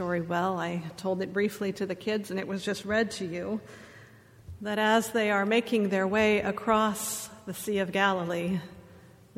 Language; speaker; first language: English; native; English